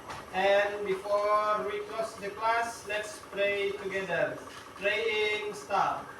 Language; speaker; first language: English; non-native, learner; Indonesian